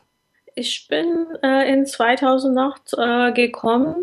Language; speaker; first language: German; non-native, learner; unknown